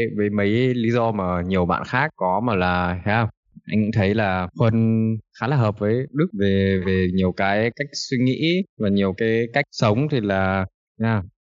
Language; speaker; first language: Vietnamese; early bilingual, heritage; Vietnamese